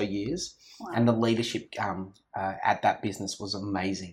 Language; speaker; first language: English; native; English